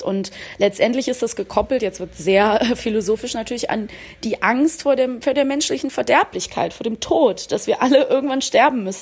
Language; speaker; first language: German; native; German